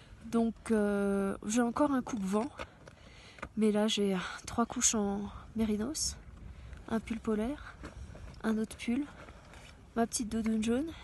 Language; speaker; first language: French; native; French